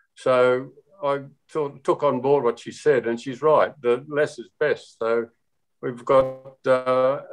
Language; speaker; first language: English; native; English